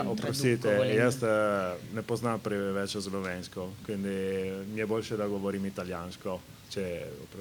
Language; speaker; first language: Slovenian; non-native, learner; Italian